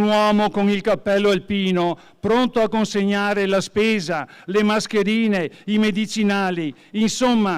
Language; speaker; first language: Italian; native; Italian